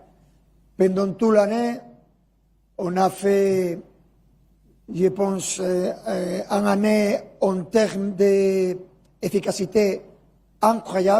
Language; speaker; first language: French; non-native, learner; Spanish